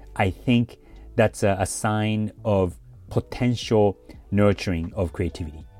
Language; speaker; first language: English; early bilingual, other home language; Japanese